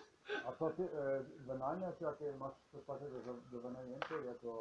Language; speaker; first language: Polish; non-native, learner; Slovenian